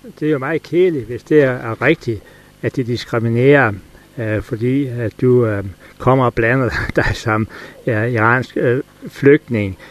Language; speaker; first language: Danish; native; Danish